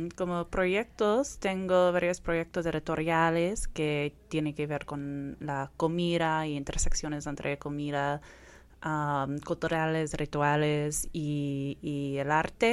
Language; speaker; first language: Spanish; non-native, fluent; English